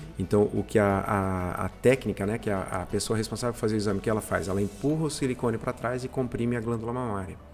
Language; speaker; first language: Portuguese; native; Portuguese